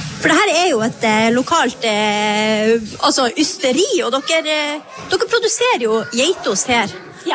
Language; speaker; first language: Norwegian; native; Norwegian